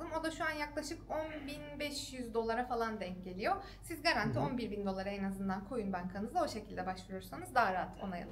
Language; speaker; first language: Turkish; native; Turkish